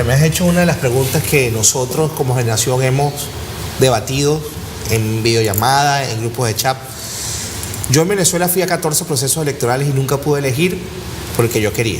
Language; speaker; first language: Spanish; native; Spanish